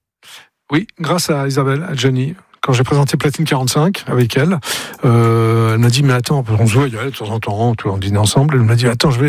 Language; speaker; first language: French; native; French